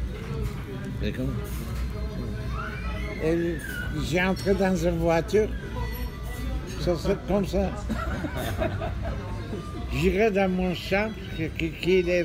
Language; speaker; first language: French; non-native, learner; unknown